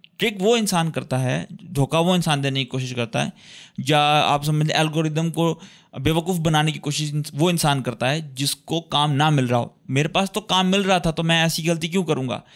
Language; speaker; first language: Urdu; native; Urdu